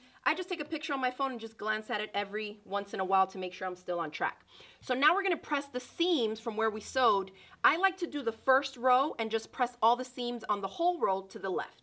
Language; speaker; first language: English; native; English